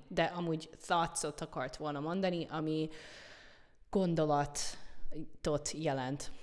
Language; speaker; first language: Hungarian; non-native, fluent; English